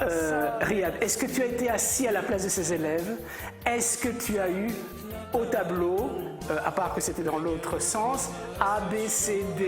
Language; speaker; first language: French; native; French